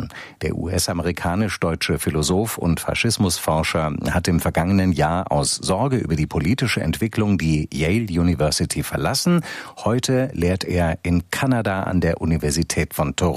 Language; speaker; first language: German; native; German